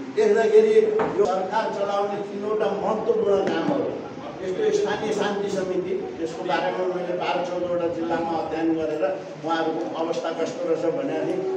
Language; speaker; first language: Nepali; native; Nepali